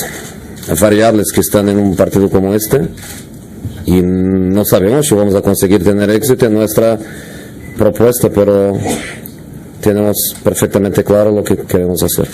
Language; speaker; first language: Spanish; non-native, fluent; Portuguese